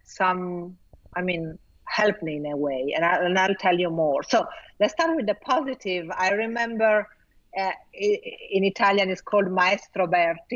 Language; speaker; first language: English; non-native, fluent; Italian